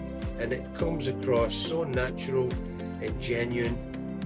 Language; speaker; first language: English; native; English